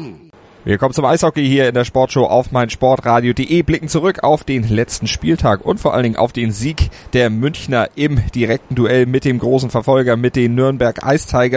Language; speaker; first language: German; native; German